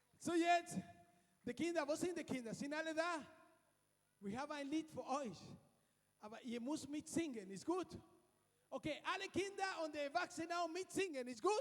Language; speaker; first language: German; non-native, fluent; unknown